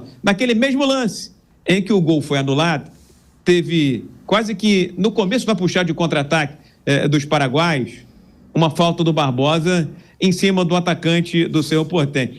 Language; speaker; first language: Portuguese; native; Portuguese